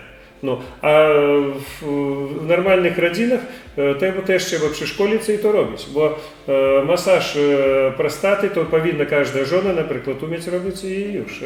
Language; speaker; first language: Polish; non-native, learner; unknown